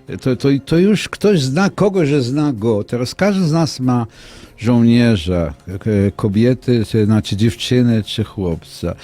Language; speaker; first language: Polish; non-native, fluent; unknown